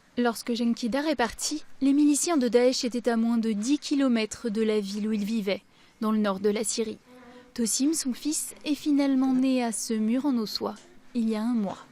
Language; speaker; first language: French; native; French